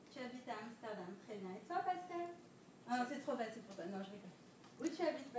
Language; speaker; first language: French; non-native, fluent; Dutch